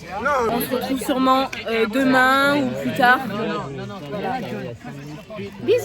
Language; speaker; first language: French; native; French